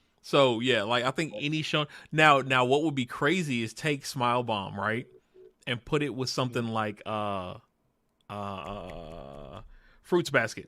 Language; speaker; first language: English; native; English